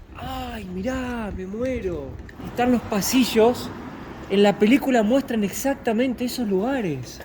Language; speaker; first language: Spanish; native; Spanish